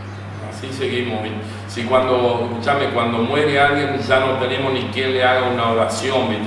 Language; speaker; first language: Spanish; native; Spanish